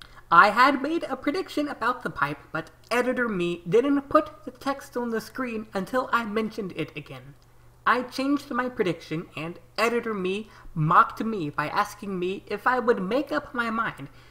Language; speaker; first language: English; native; English